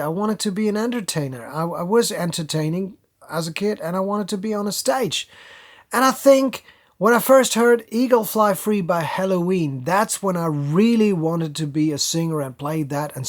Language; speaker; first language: English; non-native, fluent; German